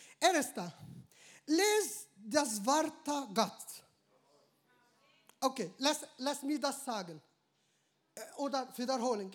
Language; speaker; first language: German; non-native, learner; Arabic